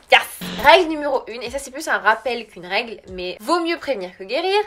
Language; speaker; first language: French; early bilingual, other home language; Arabic